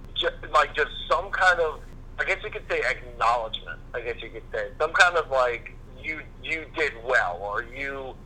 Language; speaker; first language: English; native; English